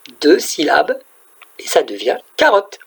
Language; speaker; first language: French; native; French